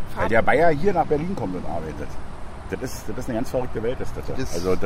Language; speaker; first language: German; native; German